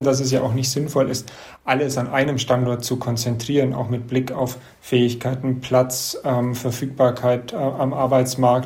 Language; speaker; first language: German; native; German